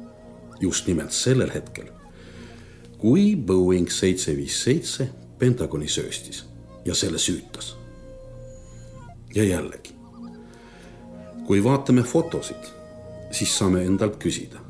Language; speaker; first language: Estonian; native; Estonian